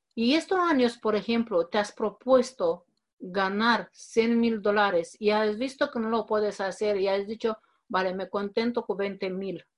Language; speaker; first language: Spanish; non-native, fluent; Romanian